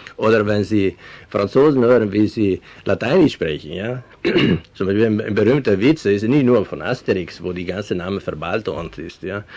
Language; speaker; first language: German; non-native, fluent; Venetian